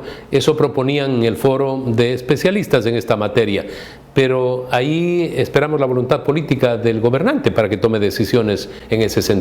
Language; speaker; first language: Spanish; native; Spanish